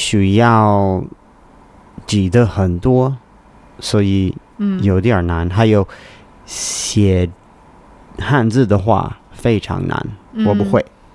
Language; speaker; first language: Chinese; non-native, learner; English